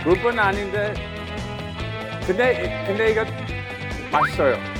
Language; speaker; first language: Korean; early bilingual, heritage; English